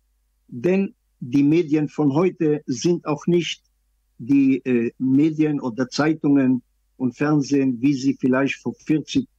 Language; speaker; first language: German; non-native, fluent; Hebrew